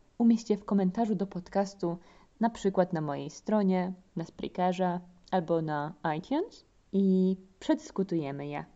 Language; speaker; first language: Polish; native; Polish